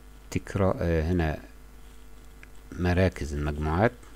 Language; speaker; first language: Arabic; native; Arabic